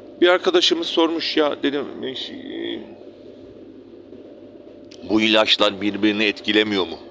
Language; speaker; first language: Turkish; native; Turkish